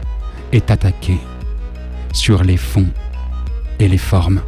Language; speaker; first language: French; native; French